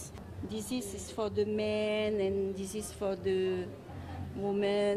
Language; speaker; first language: English; non-native, learner; French